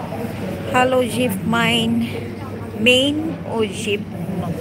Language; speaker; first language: English; non-native, local second language; Filipino